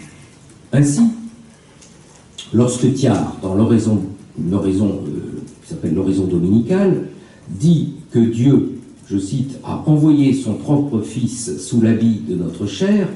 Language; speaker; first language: French; native; French